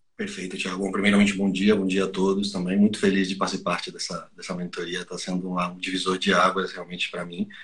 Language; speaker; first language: Portuguese; non-native, fluent; Spanish